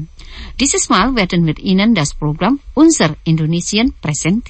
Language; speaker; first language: German; non-native, fluent; Indonesian